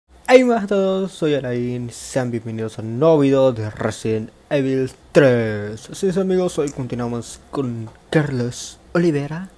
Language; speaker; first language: Spanish; native; Spanish